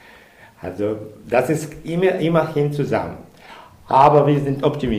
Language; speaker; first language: German; non-native, learner; Russian